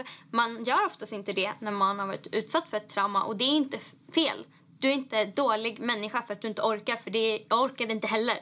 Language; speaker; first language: Swedish; native; Swedish